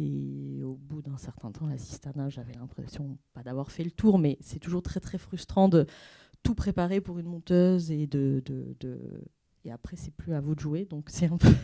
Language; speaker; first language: French; native; French